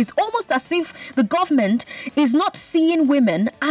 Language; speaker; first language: English; non-native, local second language; Igbo